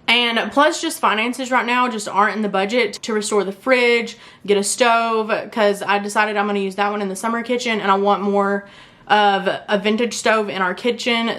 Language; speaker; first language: English; native; English